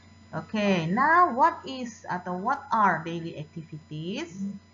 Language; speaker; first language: English; non-native, fluent; Indonesian